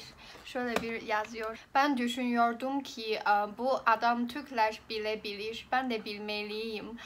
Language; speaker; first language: Turkish; non-native, learner; Chinese